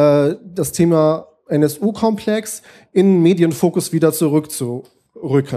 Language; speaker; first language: German; native; German